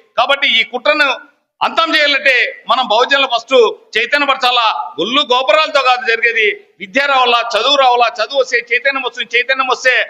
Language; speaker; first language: Telugu; native; Telugu